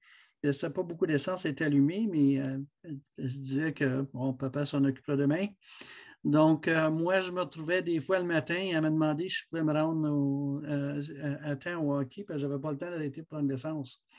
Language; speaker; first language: French; native; French